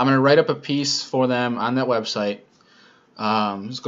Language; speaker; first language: English; native; English